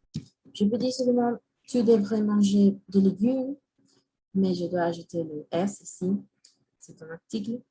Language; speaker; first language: French; non-native, learner; Spanish